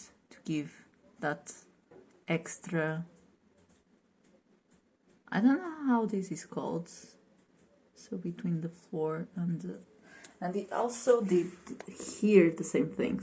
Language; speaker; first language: English; non-native, fluent; Portuguese